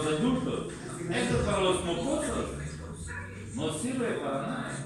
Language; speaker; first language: Spanish; non-native, learner; Russian